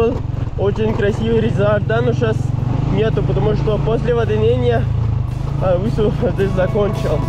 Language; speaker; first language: Russian; non-native, learner; Pashto